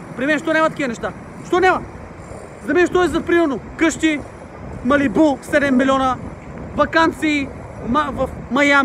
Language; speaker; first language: Bulgarian; native; Bulgarian